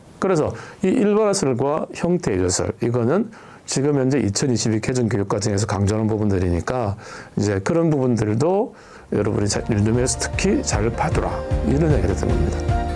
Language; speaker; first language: Korean; native; Korean